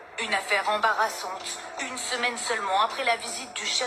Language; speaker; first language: French; native; French